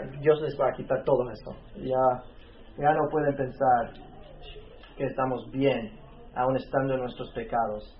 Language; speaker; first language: Spanish; native; Spanish